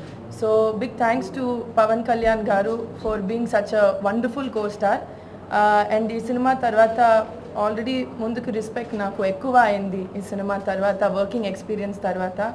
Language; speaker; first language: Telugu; non-native, local second language; Tamil